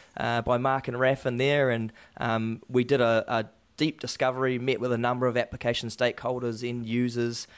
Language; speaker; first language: English; native; English